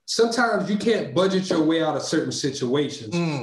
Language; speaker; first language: English; native; English